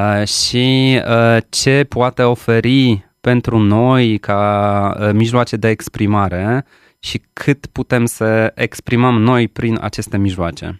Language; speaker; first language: Romanian; non-native, fluent; Polish